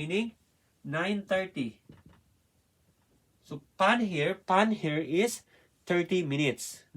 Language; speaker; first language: English; non-native, learner; Filipino